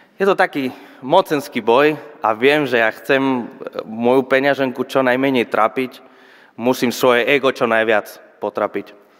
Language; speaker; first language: Slovak; non-native, fluent; Spanish